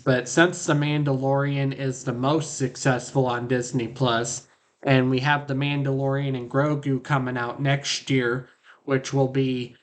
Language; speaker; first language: English; native; English